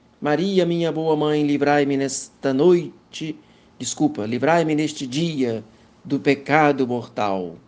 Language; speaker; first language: Portuguese; native; Portuguese